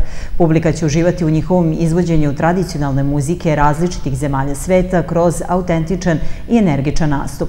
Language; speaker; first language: Serbian; native; Serbian